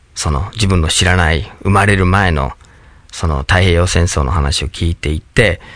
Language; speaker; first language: Japanese; non-native, fluent; English